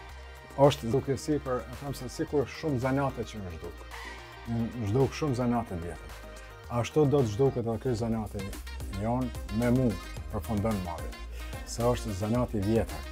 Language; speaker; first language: Albanian; native; Albanian